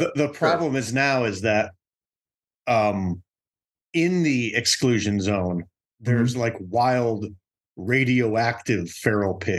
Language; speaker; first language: English; native; English